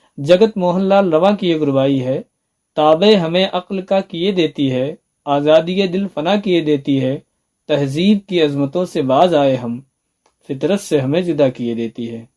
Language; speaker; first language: Urdu; native; Urdu